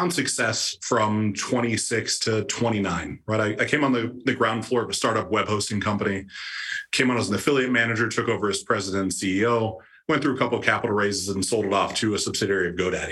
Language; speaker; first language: English; native; English